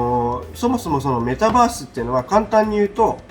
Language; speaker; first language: Japanese; native; Japanese